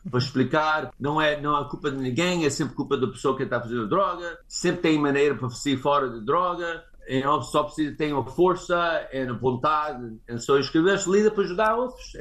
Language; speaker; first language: Portuguese; early bilingual, heritage; English